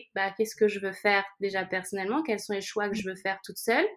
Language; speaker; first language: French; native; French